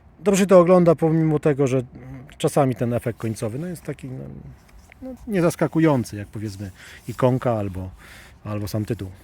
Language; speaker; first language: Polish; native; Polish